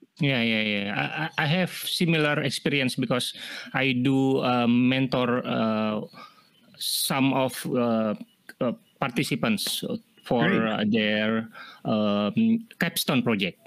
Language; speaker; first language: English; non-native, fluent; Indonesian